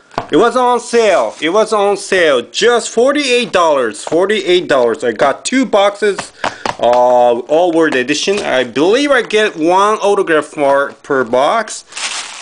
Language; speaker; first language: English; non-native, fluent; Japanese